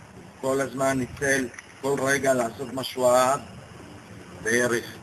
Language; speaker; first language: Hebrew; early bilingual, other home language; Romanian